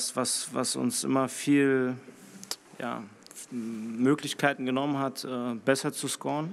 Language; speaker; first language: German; native; German